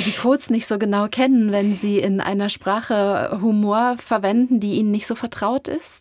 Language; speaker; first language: German; native; German